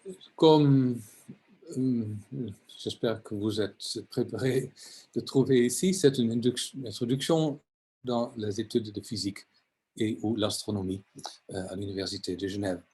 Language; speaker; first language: French; non-native, fluent; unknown